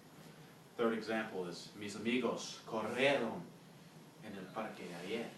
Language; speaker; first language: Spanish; non-native, learner; English